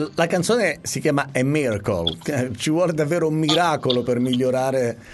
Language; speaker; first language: Italian; native; Italian